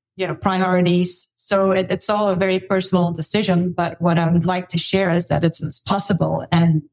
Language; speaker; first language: English; non-native, fluent; Dutch